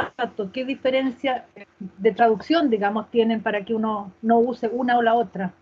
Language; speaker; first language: Spanish; native; Spanish